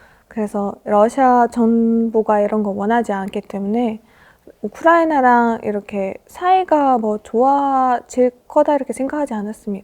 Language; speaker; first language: Korean; non-native, fluent; Russian